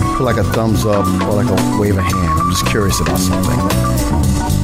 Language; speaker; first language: English; native; English